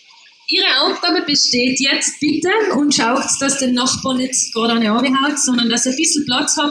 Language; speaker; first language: German; native; German